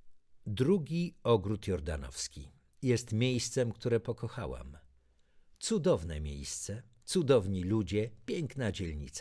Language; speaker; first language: Polish; native; Polish